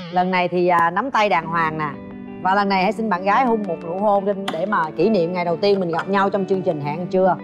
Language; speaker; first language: Vietnamese; native; Vietnamese